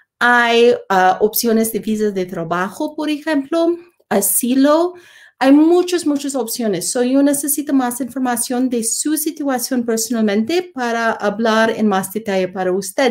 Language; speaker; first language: Spanish; non-native, learner; English